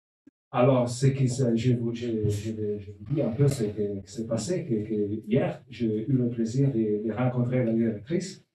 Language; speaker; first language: French; non-native, learner; Italian